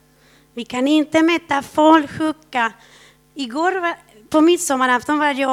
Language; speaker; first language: Swedish; non-native, fluent; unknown